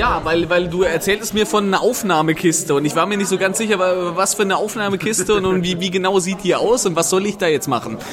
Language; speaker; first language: German; native; German